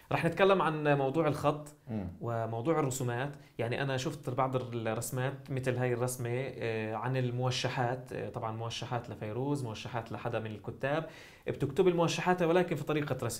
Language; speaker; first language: Arabic; native; Arabic